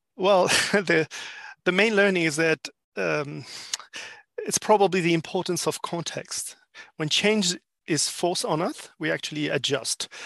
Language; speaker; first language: English; non-native, fluent; French